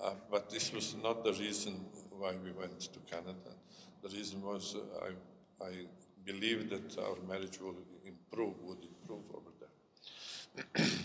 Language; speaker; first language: English; non-native, fluent; Serbian